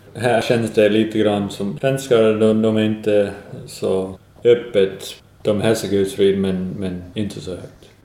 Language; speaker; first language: Swedish; non-native, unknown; English